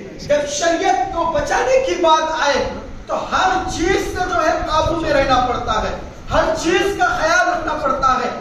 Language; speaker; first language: Urdu; native; Urdu